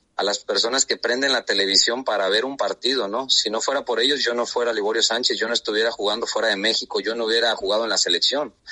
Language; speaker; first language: Spanish; native; Spanish